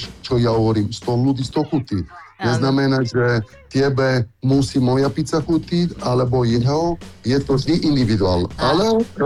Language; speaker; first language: Slovak; non-native, fluent; Italian